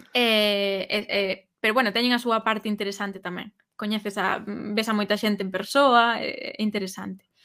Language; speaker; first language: Galician; native; Galician